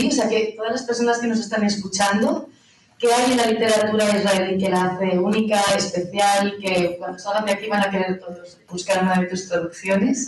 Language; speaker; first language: Spanish; native; Spanish